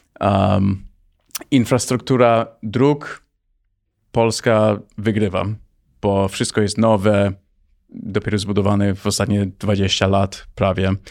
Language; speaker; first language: Polish; early bilingual, heritage; Polish